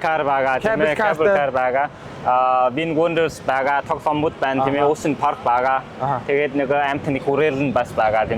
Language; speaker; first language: Mongolian; non-native, learner; Vietnamese